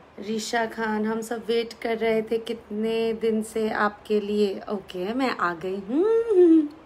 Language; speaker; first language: Hindi; native; Hindi